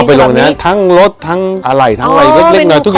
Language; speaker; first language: Thai; early bilingual, heritage; Thai